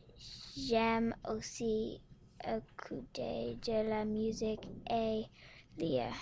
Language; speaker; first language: French; non-native, learner; English